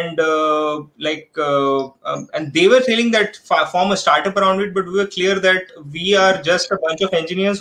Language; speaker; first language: English; non-native, local second language; Marathi